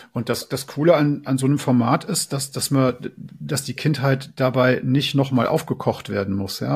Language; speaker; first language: German; native; German